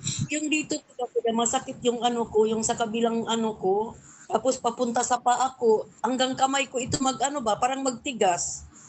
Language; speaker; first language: Filipino; non-native, local second language; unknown